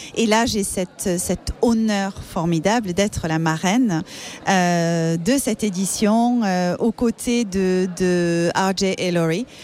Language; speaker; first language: French; native; French